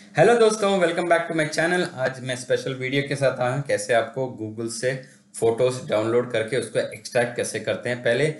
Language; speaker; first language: Hindi; non-native, local second language; Tamil